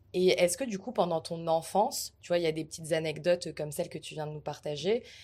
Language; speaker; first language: French; native; French